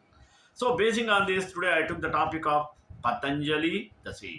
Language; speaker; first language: English; non-native, local second language; Telugu